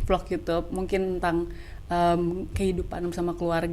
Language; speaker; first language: Indonesian; native; Indonesian